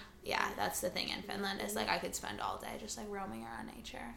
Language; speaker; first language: English; early bilingual, other home language; Finnish